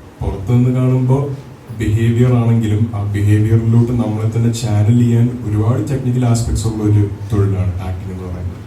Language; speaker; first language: Malayalam; native; Malayalam